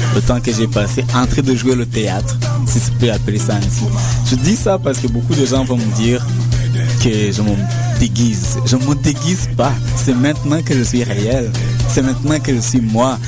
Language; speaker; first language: French; non-native, local second language; Kinyarwanda